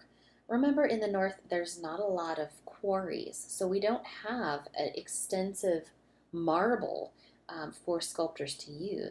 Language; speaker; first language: English; native; English